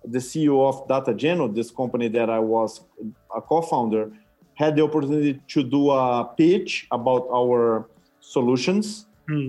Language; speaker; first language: English; non-native, fluent; Portuguese